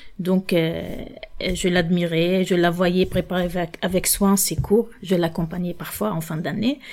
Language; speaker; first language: French; non-native, local second language; Arabic